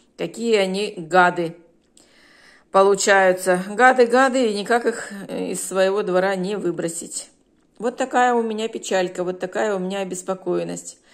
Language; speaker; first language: Russian; native; Russian